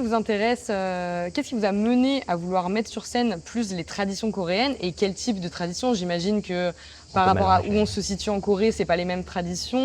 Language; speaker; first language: French; native; French